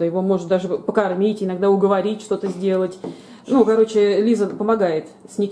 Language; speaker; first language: Russian; native; Russian